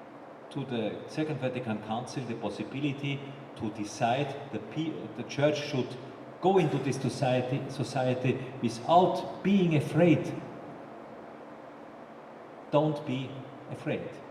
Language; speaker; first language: English; non-native, fluent; German